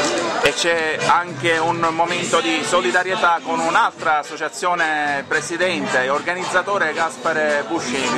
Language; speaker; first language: Italian; native; Italian